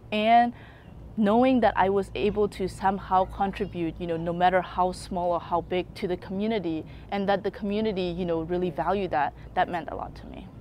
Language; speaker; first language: English; early bilingual, other home language; Kachin